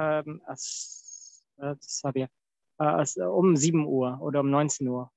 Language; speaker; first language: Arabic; non-native, learner; German